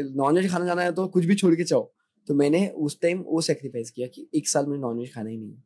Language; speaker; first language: Hindi; non-native, local second language; Marathi